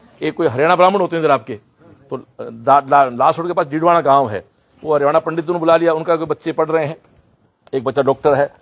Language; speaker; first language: Hindi; native; Hindi